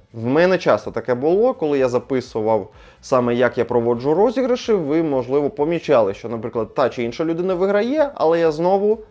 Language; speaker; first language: Ukrainian; non-native, local second language; Russian